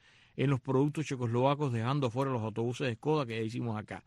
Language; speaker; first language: Spanish; native; Spanish